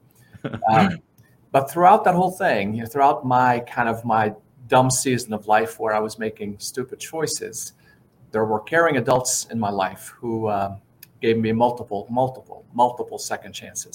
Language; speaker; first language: English; non-native, fluent; Arabic